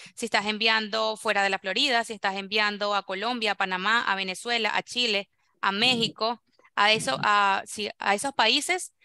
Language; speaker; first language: Spanish; native; Spanish